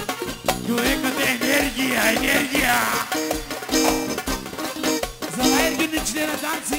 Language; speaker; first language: Bulgarian; non-native, local second language; Turkish